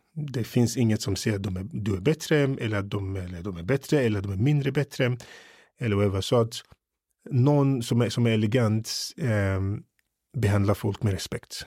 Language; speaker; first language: Swedish; early bilingual, other home language; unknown